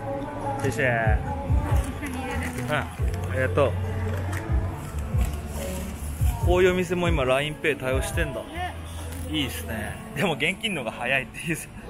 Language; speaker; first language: Japanese; native; Japanese